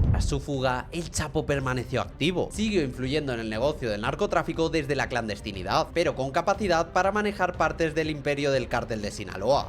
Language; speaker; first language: Spanish; native; Spanish